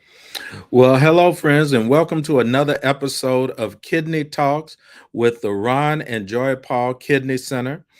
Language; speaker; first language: English; native; English